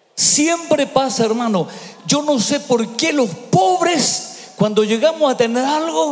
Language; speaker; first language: Spanish; native; Spanish